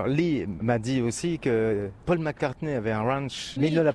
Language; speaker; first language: French; native; French